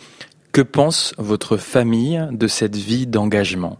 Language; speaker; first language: French; native; French